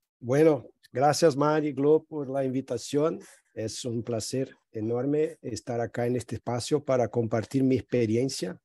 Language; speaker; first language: Spanish; non-native, fluent; Portuguese